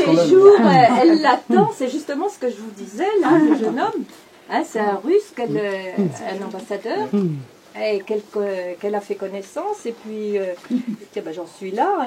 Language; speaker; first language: French; native; French